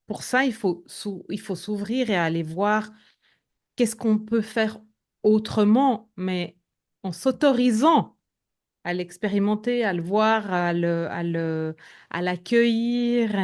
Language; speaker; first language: French; native; French